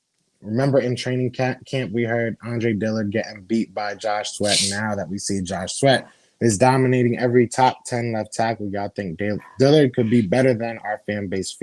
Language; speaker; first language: English; native; English